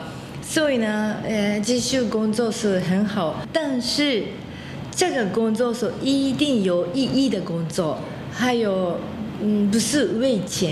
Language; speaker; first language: Chinese; non-native, fluent; Japanese